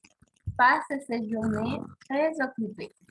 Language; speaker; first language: French; non-native, fluent; Spanish